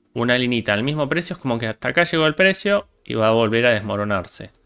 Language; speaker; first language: Spanish; native; Spanish